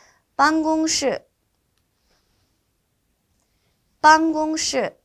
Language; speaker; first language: Chinese; non-native, fluent; Korean